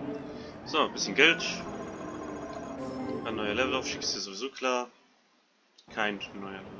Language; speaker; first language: German; native; German